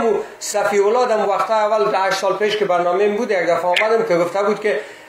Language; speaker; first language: Persian; native; Persian